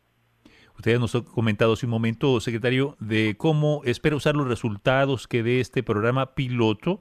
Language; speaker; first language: Spanish; native; Spanish